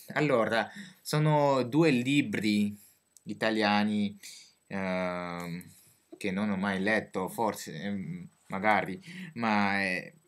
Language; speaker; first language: Italian; non-native, learner; French